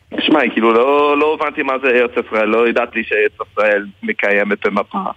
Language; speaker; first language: Hebrew; non-native, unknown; English